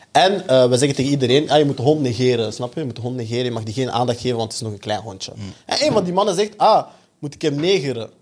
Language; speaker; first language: Dutch; early bilingual, other home language; French